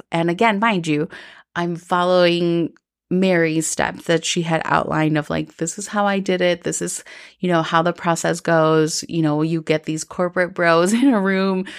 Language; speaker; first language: English; early bilingual, other home language; Spanish